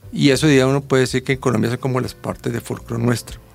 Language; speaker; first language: Spanish; native; Spanish